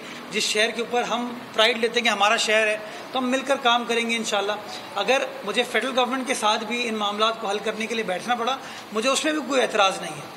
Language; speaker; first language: Urdu; native; Urdu